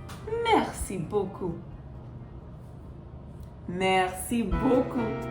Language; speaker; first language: French; non-native, fluent; English